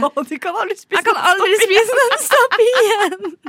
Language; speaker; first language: Norwegian; native; Norwegian